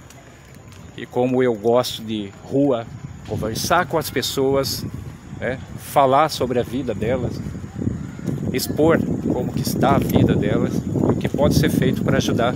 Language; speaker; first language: Portuguese; native; Portuguese